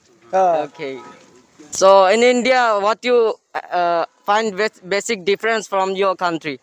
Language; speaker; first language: English; non-native, learner; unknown